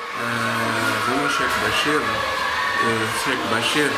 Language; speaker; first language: French; non-native, local second language; Malagasy